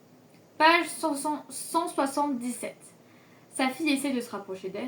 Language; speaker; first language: French; native; French